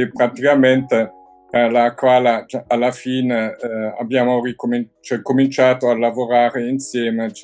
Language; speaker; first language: Italian; non-native, fluent; German